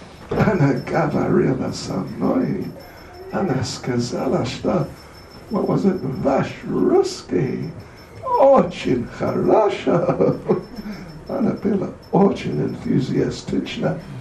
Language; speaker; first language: Russian; non-native, learner; English